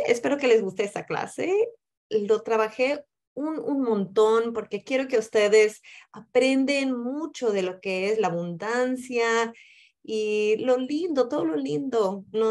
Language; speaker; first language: Spanish; early bilingual, heritage; Spanish